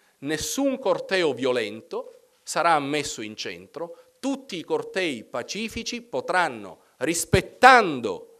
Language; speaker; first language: Italian; native; Italian